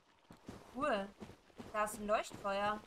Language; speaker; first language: German; native; German